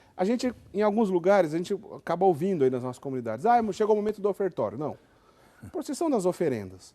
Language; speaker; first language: Portuguese; native; Portuguese